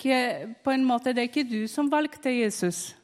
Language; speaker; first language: Norwegian; non-native, fluent; Polish